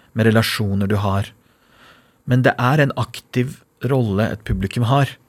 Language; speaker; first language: Norwegian; non-native, fluent; Persian